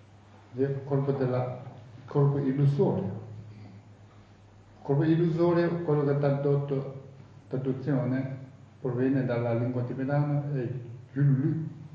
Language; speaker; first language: Italian; non-native, fluent; Tibetan